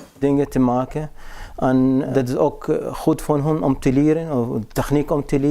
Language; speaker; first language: Dutch; non-native, learner; Arabic